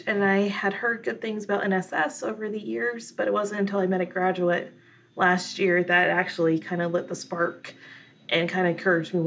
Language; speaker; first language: English; native; English